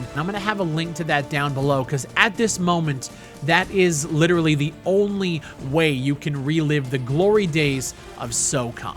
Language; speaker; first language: English; native; English